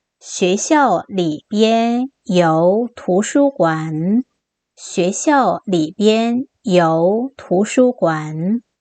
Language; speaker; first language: Chinese; non-native, fluent; Korean